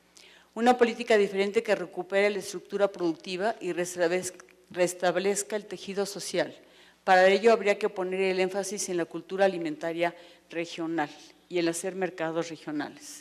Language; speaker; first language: Spanish; native; Spanish